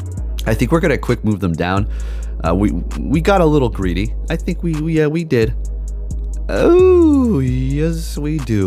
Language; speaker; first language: English; native; English